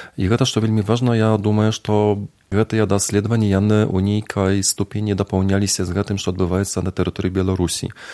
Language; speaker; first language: Belarusian; native; Belarusian